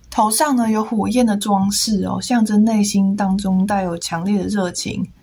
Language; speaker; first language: Chinese; native; Chinese